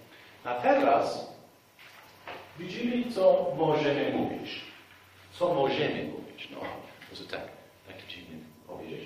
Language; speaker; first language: Polish; non-native, fluent; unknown